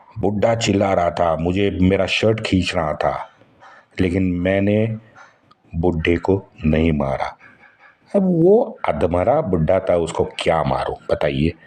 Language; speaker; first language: Hindi; non-native, local second language; Marathi